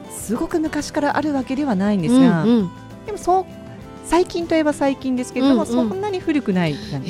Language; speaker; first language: Japanese; native; Japanese